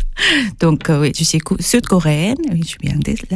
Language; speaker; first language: French; non-native, fluent; Korean